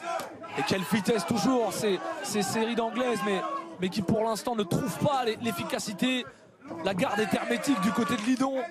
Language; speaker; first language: French; native; French